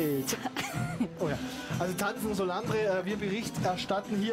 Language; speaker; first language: German; native; German